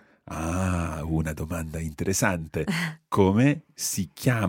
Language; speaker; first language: Italian; non-native, fluent; English